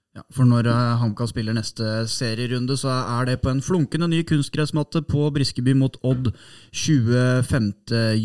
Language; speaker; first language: Norwegian; native; Norwegian